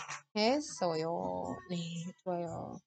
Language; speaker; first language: Korean; non-native, fluent; Indonesian